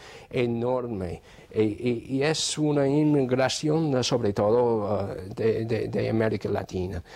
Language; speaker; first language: Spanish; non-native, fluent; English